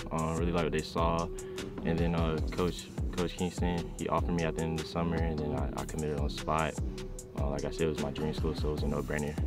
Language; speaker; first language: English; native; English